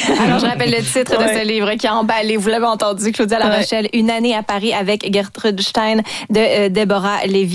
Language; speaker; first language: French; native; French